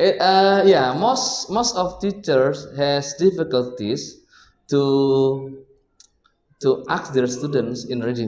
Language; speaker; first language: English; non-native, learner; Indonesian